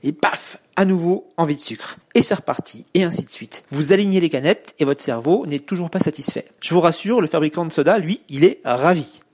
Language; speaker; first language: French; native; French